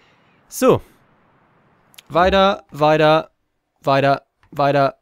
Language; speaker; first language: German; native; German